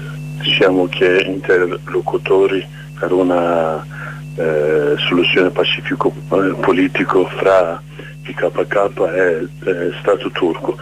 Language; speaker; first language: Italian; non-native, learner; Kurdish